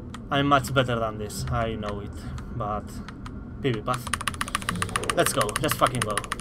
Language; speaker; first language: English; non-native, fluent; Spanish